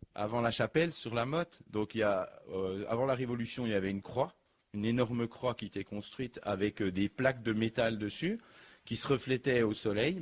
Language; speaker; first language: French; native; French